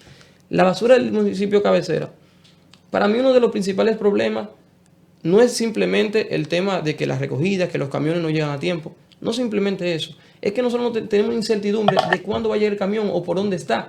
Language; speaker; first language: Spanish; native; Spanish